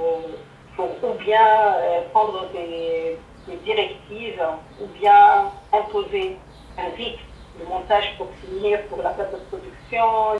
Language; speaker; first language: French; non-native, fluent; Arabic